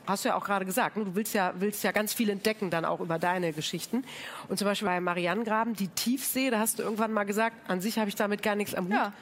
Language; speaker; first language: German; native; German